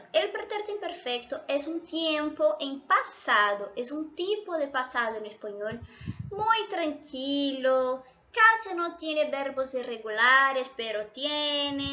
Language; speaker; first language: Spanish; non-native, fluent; Portuguese